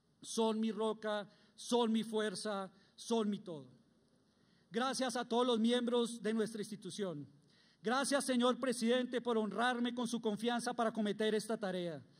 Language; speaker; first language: Spanish; native; Spanish